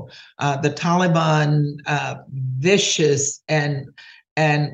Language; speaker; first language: English; native; English